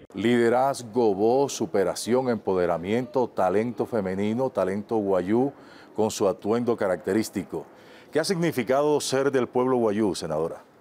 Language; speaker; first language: Spanish; native; Spanish